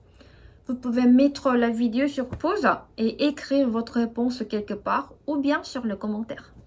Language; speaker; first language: French; non-native, fluent; Korean